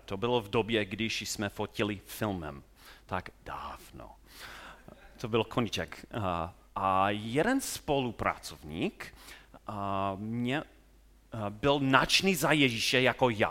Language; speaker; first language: Czech; non-native, fluent; English